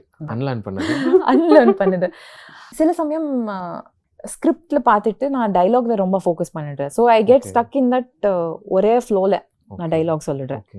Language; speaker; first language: Tamil; non-native, local second language; Kannada